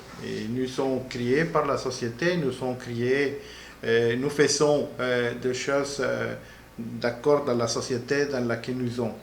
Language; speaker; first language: French; non-native, learner; Spanish